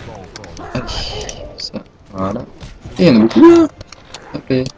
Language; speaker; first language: French; native; French